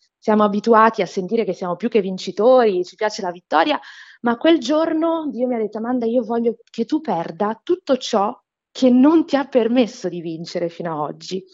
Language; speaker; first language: Italian; non-native, fluent; Portuguese